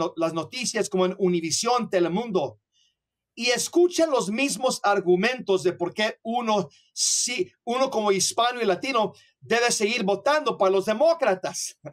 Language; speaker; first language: Spanish; early bilingual, other home language; English